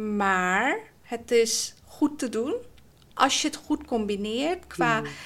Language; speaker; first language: Dutch; early bilingual, other home language; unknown